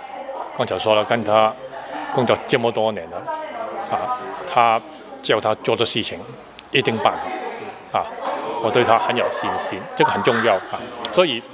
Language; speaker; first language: Chinese; non-native, fluent; Cantonese